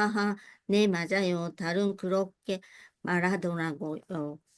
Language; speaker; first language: Korean; non-native, learner; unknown